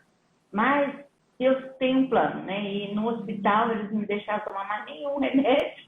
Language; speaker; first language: Portuguese; native; Portuguese